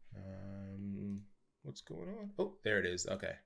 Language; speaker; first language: English; native; English